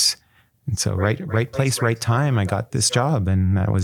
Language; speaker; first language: English; native; English